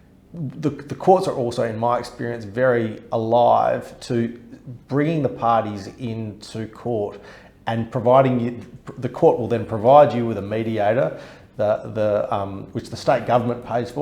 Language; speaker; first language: English; native; English